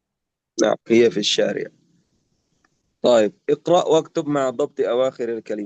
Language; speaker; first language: Arabic; non-native, fluent; Indonesian